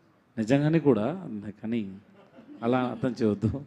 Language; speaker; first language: Telugu; non-native, local second language; Tamil